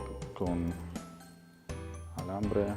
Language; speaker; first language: Spanish; non-native, learner; Russian